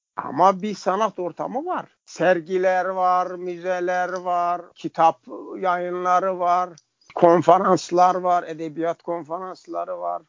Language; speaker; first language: Turkish; native; Turkish